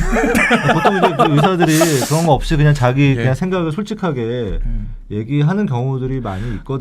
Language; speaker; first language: Korean; native; Korean